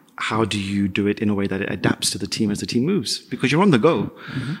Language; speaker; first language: English; native; English